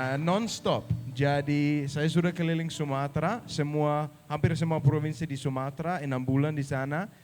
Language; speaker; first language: Indonesian; non-native, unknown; Danish